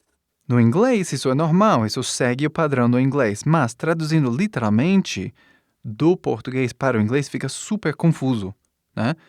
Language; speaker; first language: Portuguese; non-native, fluent; English